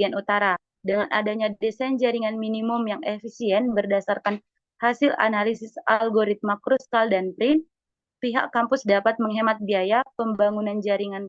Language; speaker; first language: Indonesian; native; Indonesian